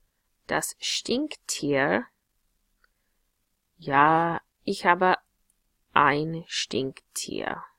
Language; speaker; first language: German; non-native, fluent; English